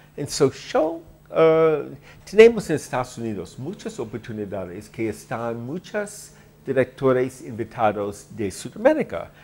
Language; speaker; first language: Spanish; non-native, learner; English